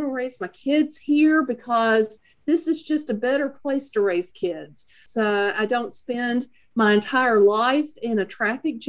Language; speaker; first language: English; native; English